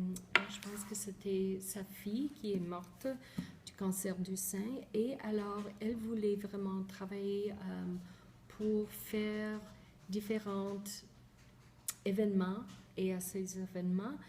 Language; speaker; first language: French; non-native, fluent; English